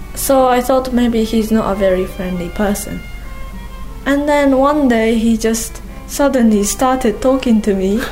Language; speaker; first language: English; non-native, fluent; Japanese